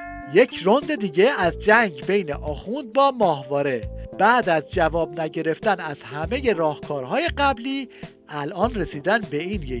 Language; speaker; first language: Persian; native; Persian